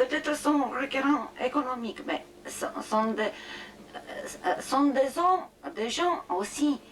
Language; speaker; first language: French; non-native, fluent; Romanian